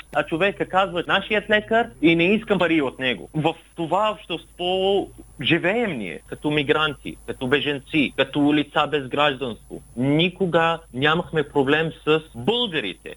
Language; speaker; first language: Bulgarian; non-native, fluent; Arabic